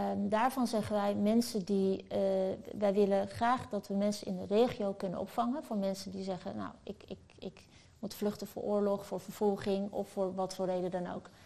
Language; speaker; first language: Dutch; early bilingual, other home language; Turkish